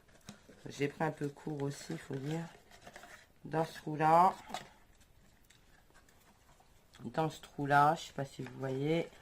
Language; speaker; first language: French; native; French